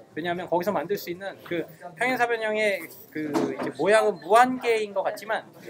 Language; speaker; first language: Korean; native; Korean